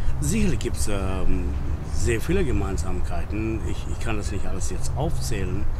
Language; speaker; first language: German; non-native, fluent; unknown